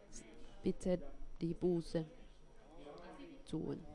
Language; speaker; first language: German; non-native, fluent; Finnish